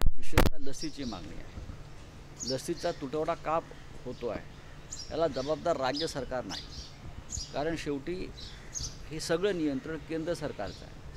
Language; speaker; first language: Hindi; non-native, local second language; Marathi